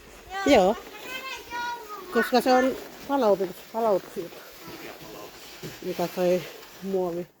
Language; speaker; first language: Finnish; non-native, learner; Cebuano